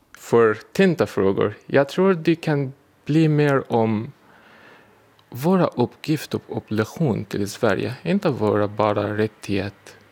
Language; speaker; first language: Swedish; non-native, learner; Arabic